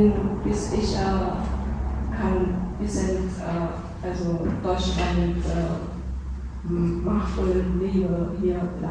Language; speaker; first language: German; non-native, learner; Vietnamese